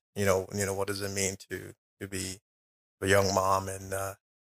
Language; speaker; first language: English; native; English